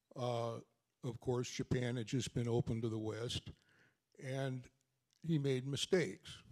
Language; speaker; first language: English; native; English